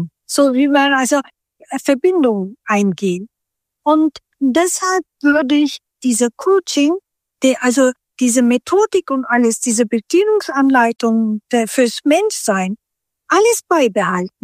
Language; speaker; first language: German; non-native, fluent; Turkish